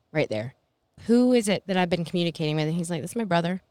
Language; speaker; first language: English; native; English